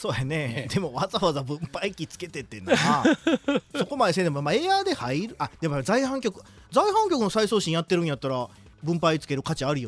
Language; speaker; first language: Japanese; native; Japanese